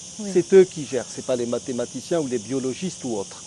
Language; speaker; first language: French; non-native, local second language; Arabic